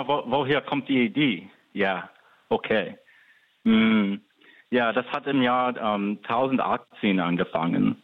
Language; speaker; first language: German; non-native, fluent; English